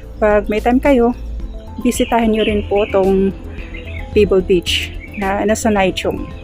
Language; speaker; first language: Filipino; non-native, local second language; Cebuano